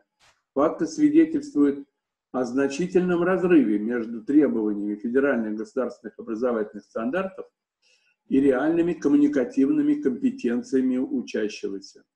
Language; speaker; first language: Russian; native; Russian